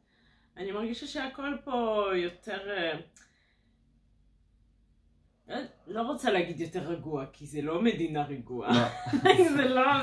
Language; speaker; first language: Hebrew; non-native, fluent; French